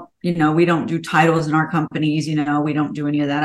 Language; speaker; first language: English; native; English